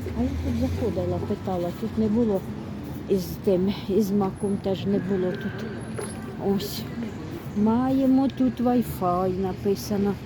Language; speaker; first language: Ukrainian; native; Ukrainian